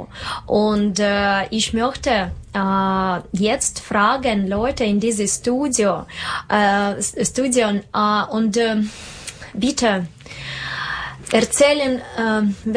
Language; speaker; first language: German; non-native, learner; Russian